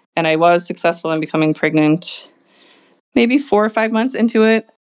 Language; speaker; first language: English; native; English